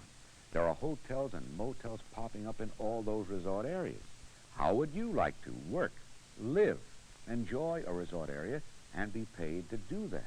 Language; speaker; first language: English; native; English